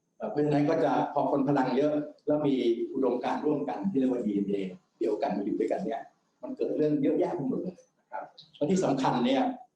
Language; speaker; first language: Thai; native; Thai